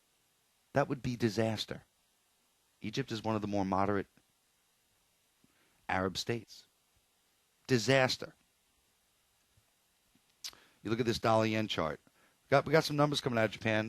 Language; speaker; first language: English; native; English